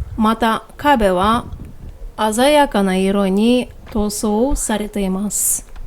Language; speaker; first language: Japanese; non-native, fluent; Tatar